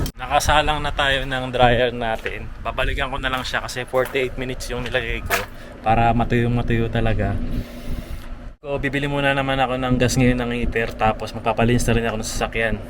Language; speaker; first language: Filipino; native; Filipino